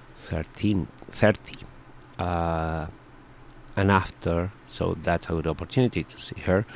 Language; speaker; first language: English; non-native, fluent; Spanish